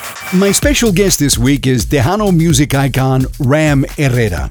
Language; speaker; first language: English; early bilingual, other home language; Spanish